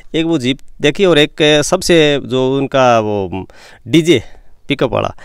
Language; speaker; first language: Hindi; native; Hindi